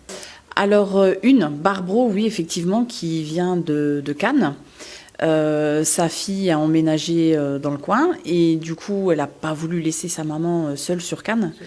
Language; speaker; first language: French; native; French